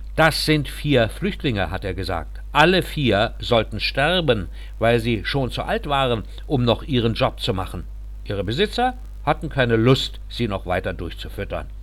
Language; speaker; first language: German; native; German